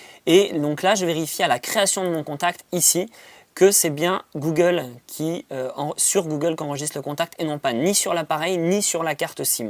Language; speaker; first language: French; native; French